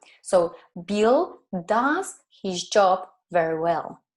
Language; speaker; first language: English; non-native, fluent; Spanish